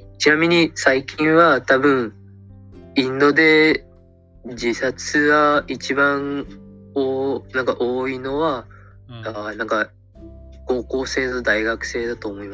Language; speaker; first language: Japanese; non-native, fluent; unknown